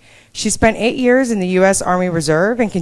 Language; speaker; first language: English; native; English